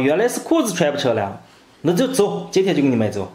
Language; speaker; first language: Chinese; native; Chinese